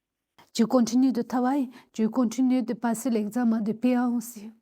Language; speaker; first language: French; non-native, learner; Tibetan